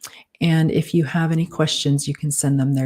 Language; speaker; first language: English; native; English